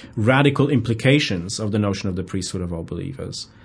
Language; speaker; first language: English; non-native, fluent; Polish